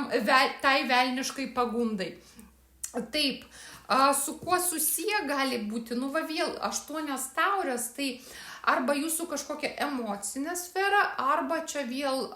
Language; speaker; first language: Lithuanian; native; Lithuanian